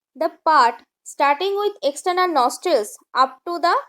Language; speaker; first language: English; non-native, local second language; Bangla